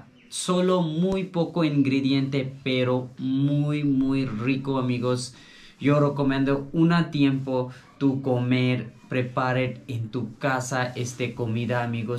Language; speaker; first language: Spanish; non-native, learner; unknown